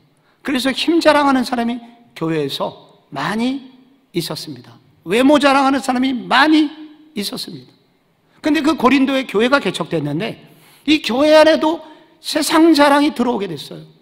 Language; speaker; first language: Korean; native; Korean